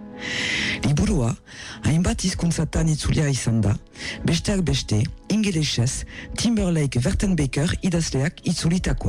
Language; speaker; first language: Basque; native; Basque